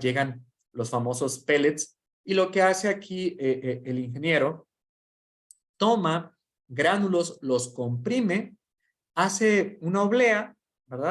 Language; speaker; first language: Spanish; native; Spanish